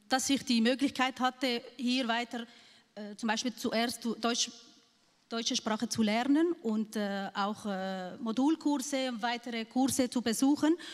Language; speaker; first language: German; non-native, learner; Arabic